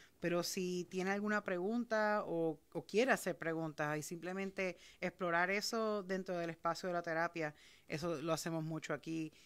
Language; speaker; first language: Spanish; native; Spanish